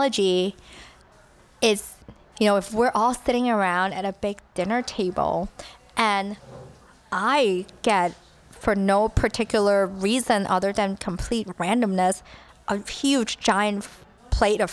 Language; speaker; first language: English; early bilingual, other home language; Cantonese